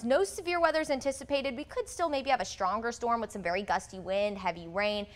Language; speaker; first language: English; native; English